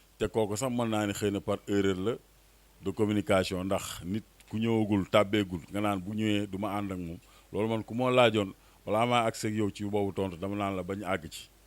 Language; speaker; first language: Wolof; native; Wolof